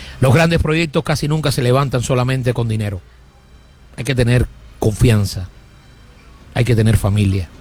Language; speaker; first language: Spanish; native; Spanish